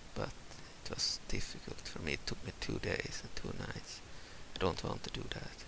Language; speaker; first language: English; non-native, fluent; Swedish